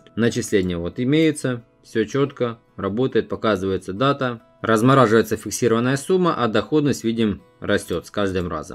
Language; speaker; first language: Russian; native; Russian